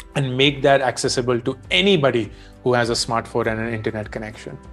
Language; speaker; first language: English; non-native, local second language; Hindi